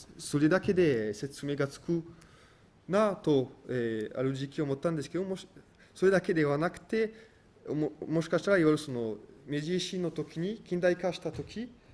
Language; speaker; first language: Japanese; non-native, fluent; French